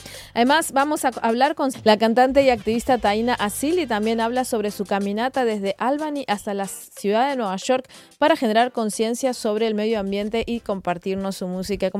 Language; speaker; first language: Spanish; native; Spanish